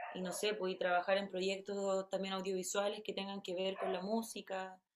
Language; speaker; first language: Spanish; native; Spanish